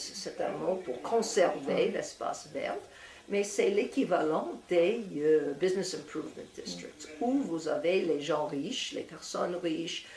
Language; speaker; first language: French; non-native, fluent; English